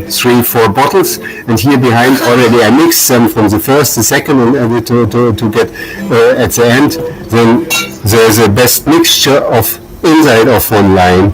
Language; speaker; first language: English; non-native, learner; German